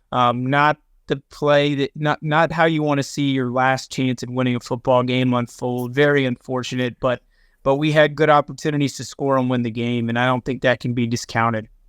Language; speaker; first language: English; native; English